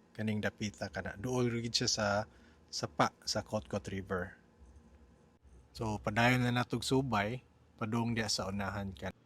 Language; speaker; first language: Cebuano; native; Cebuano